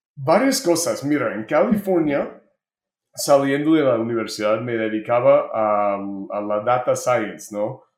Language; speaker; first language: Spanish; non-native, fluent; English